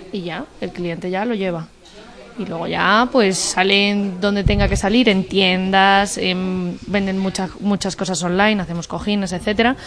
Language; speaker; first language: Spanish; native; Spanish